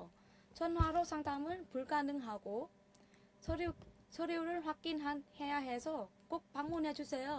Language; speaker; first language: Korean; non-native, fluent; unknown